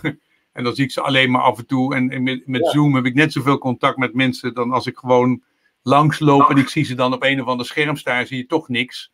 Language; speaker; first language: Dutch; native; Dutch